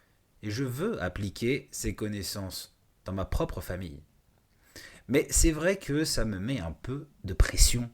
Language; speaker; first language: French; native; French